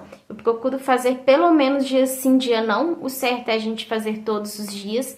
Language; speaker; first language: Portuguese; native; Portuguese